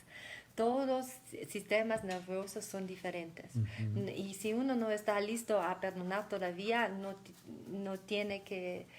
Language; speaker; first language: Spanish; non-native, fluent; German